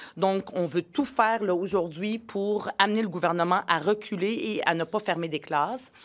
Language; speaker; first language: French; early bilingual, other home language; Arabic